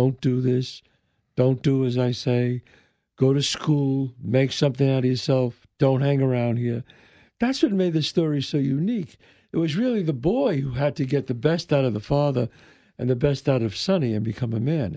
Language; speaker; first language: English; native; English